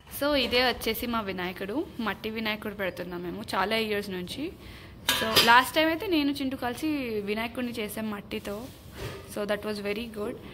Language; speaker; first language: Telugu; non-native, local second language; Marathi